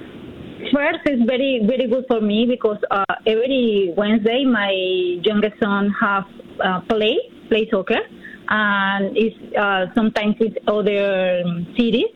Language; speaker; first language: English; non-native, learner; Spanish